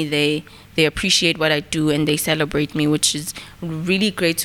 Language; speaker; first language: English; non-native, local second language; Zulu